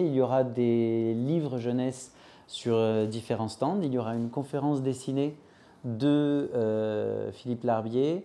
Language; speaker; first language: French; native; French